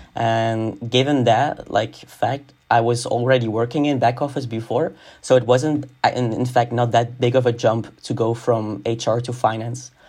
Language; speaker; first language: English; non-native, fluent; Dutch